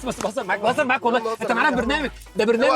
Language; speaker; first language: Arabic; native; Arabic